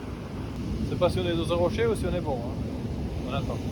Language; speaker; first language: French; native; French